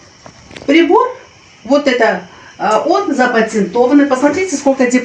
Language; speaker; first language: Russian; native; Russian